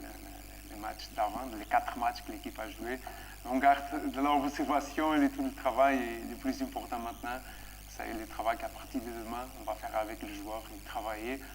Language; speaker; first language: French; non-native, fluent; Portuguese